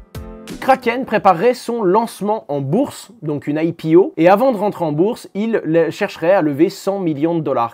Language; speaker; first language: French; native; French